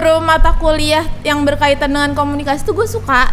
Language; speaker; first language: Indonesian; native; Indonesian